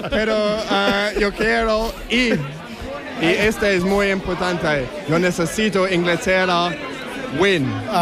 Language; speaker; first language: Spanish; non-native, learner; English